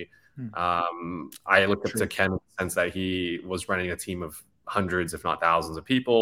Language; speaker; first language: English; native; English